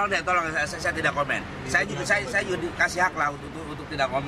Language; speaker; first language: Indonesian; native; Indonesian